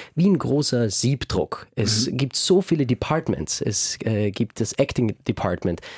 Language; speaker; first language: German; native; German